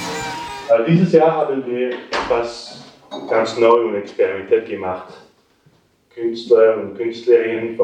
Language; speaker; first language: German; non-native, local second language; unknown